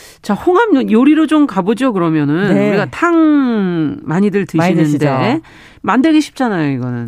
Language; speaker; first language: Korean; native; Korean